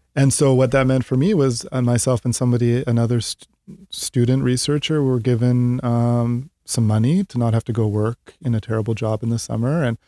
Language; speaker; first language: English; native; English